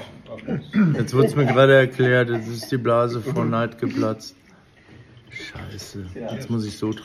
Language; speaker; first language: German; native; German